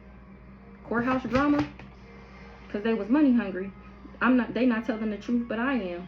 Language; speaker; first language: English; native; English